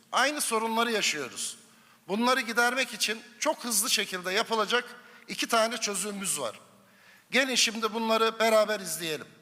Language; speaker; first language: Turkish; native; Turkish